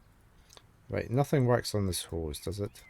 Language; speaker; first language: English; native; English